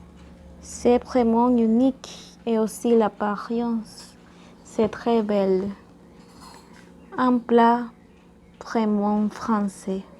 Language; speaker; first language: French; non-native, learner; Spanish